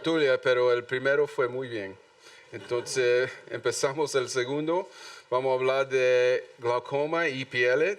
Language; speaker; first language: Spanish; non-native, learner; English